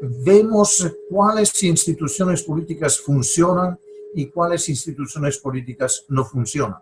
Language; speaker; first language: Spanish; non-native, fluent; Italian